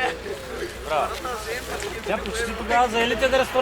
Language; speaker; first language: Bulgarian; native; Bulgarian